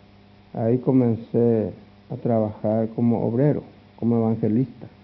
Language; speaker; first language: Spanish; non-native, local second language; Guarani